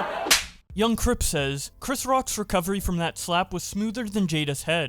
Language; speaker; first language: English; native; English